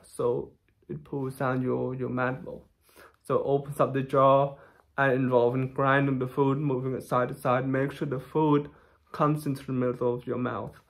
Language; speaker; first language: English; non-native, fluent; Thai